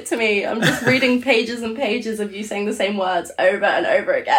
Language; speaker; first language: English; native; English